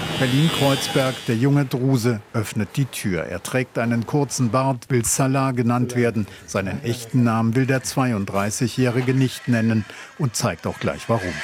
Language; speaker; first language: German; native; German